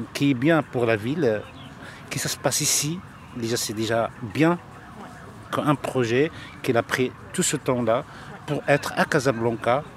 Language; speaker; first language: French; non-native, local second language; Arabic